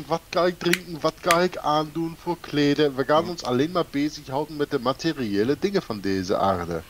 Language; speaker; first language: Dutch; non-native, fluent; German